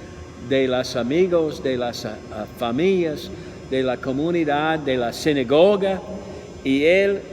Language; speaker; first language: Spanish; non-native, learner; English